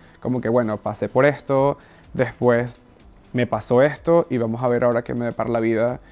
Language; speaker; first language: Spanish; native; Spanish